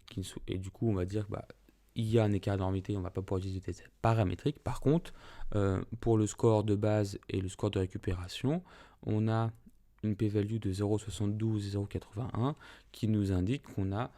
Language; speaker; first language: French; native; French